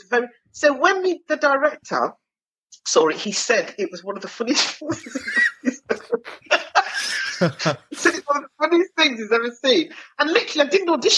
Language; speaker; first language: English; native; English